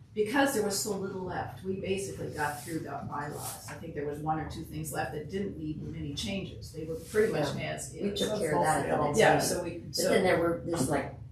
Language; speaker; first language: English; native; English